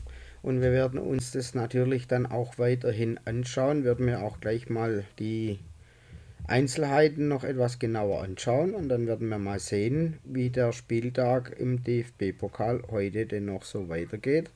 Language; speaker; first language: German; native; German